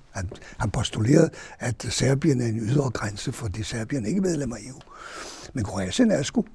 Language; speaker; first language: Danish; non-native, fluent; Hungarian